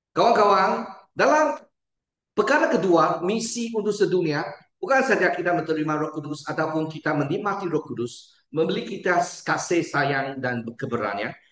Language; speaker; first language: Malay; non-native, local second language; Chinese